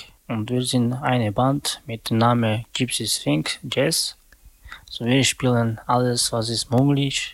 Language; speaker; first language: German; non-native, learner; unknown